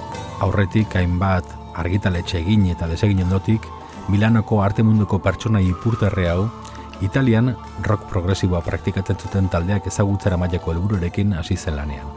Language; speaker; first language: Basque; native; Basque